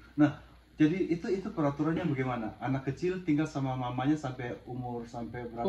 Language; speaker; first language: Indonesian; native; Indonesian